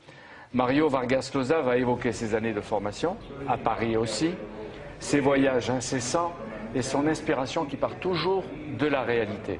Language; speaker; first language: French; native; French